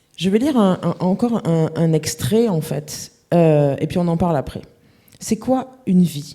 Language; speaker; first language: French; native; French